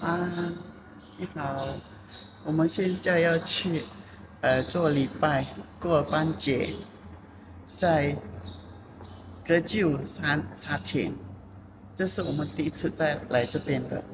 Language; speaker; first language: Chinese; non-native, fluent; Indonesian